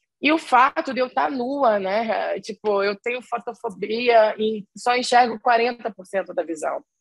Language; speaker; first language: Portuguese; native; Portuguese